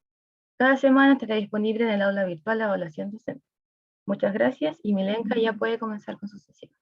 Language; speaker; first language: Spanish; native; Spanish